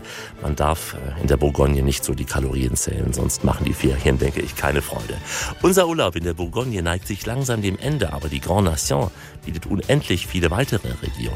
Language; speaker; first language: German; native; German